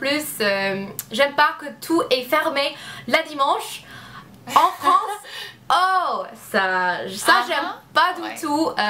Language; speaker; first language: French; non-native, learner; English